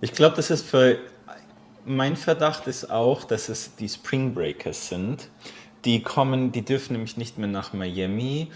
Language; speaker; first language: German; native; German